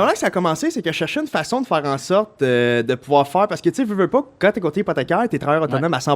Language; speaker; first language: French; native; French